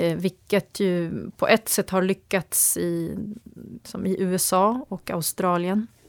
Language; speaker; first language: Swedish; early bilingual, other home language; Turoyo